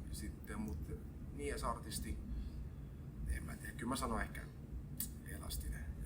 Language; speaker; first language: Finnish; early bilingual, other home language; Estonian